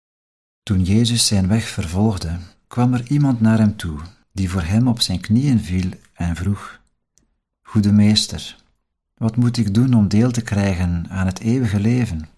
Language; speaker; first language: Dutch; native; Dutch